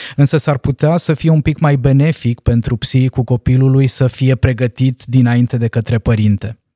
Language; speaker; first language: Romanian; non-native, local second language; Hungarian